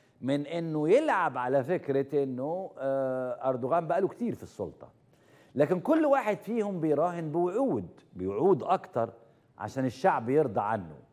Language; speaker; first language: Arabic; native; Arabic